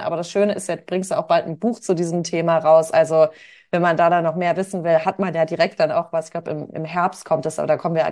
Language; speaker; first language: German; native; German